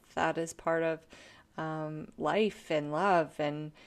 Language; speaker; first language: English; native; English